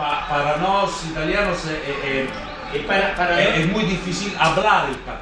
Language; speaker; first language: Spanish; non-native, learner; Italian